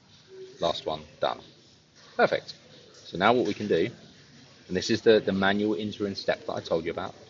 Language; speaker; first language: English; native; English